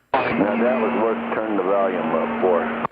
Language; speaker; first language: English; native; English